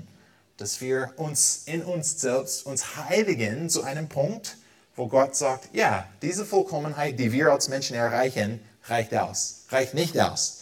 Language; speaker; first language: German; non-native, fluent; English